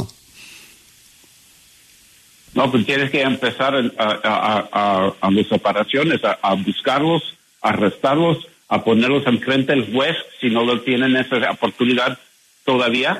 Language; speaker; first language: Spanish; non-native, learner; English